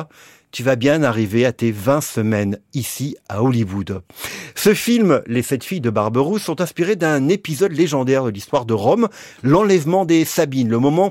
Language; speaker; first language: French; native; French